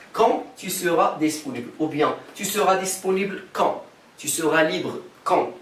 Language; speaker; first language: French; non-native, local second language; Arabic